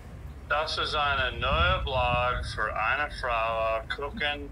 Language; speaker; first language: German; non-native, learner; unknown